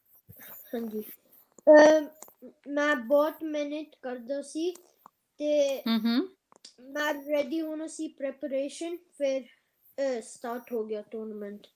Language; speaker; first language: Punjabi; early bilingual, heritage; Punjabi